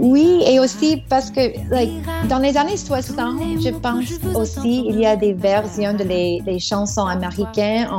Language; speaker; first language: French; non-native, fluent; English